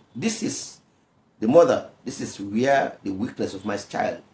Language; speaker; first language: English; non-native, local second language; Yoruba